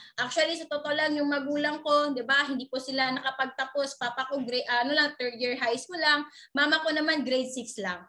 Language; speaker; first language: Filipino; non-native, local second language; Waray